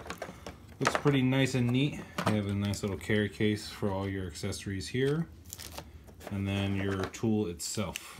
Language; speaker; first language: English; native; English